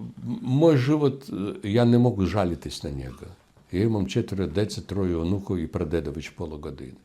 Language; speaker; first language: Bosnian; non-native, fluent; Russian